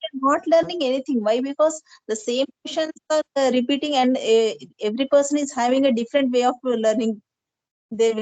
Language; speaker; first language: English; non-native, learner; Telugu